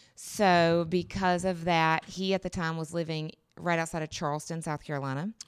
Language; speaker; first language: English; native; English